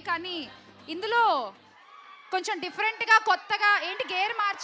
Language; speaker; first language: Telugu; native; Telugu